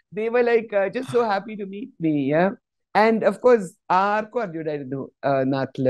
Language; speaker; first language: English; non-native, local second language; Malayalam